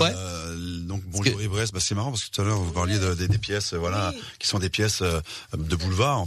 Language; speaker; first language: French; native; French